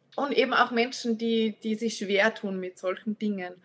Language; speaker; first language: German; native; German